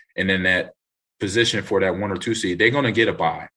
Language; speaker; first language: English; native; English